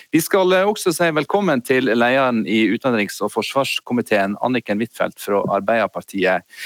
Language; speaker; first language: Norwegian; native; Norwegian